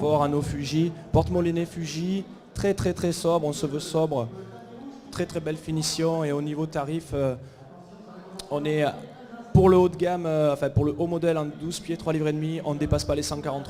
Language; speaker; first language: French; native; French